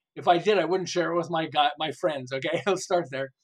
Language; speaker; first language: English; native; English